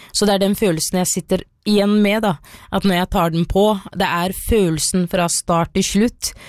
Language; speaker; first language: Norwegian; early bilingual, other home language; Somali